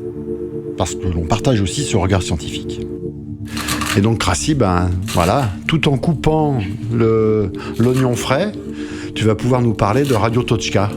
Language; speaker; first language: French; native; French